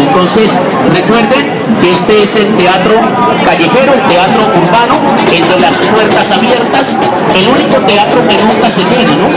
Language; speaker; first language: Spanish; native; Spanish